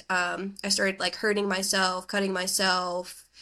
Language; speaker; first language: English; native; English